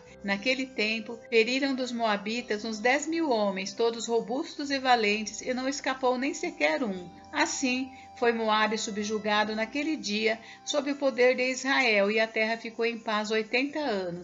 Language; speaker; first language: Portuguese; native; Portuguese